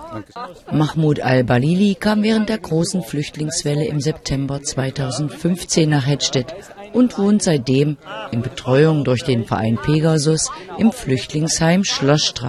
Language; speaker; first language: German; native; German